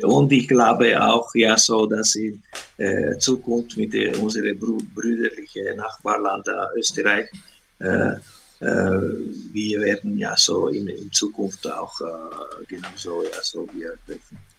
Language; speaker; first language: German; non-native, learner; Slovak